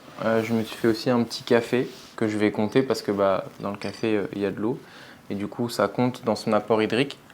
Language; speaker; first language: French; native; French